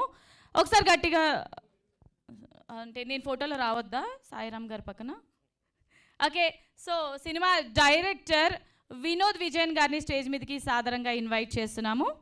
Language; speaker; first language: Telugu; native; Telugu